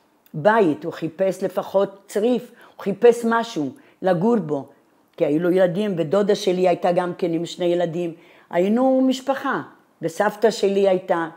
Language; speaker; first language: Hebrew; non-native, fluent; Italian